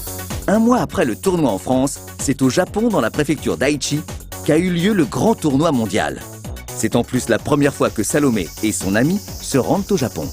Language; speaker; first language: French; native; French